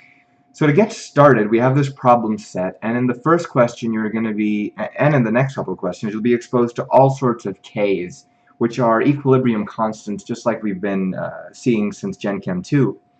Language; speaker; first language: English; native; English